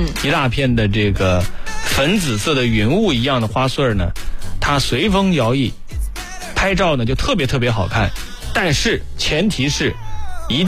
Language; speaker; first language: Chinese; native; Chinese